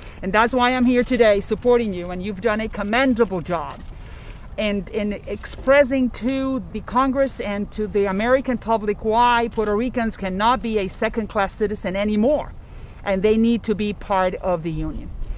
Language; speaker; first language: English; non-native, local second language; Spanish